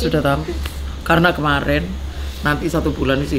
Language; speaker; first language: Indonesian; native; Indonesian